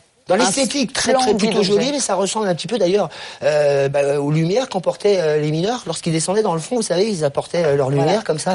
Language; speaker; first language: French; native; French